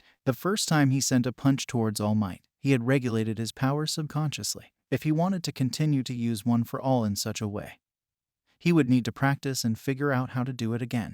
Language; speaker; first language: English; native; English